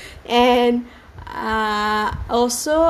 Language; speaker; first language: English; non-native, learner; Malay